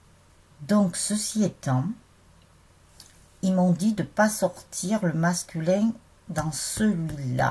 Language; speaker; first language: French; native; French